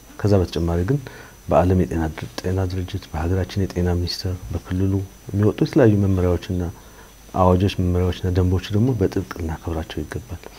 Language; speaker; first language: Amharic; non-native, local second language; Tigrinya